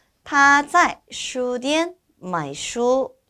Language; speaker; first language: Chinese; non-native, fluent; Korean